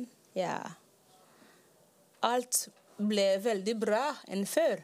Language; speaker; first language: Norwegian; non-native, learner; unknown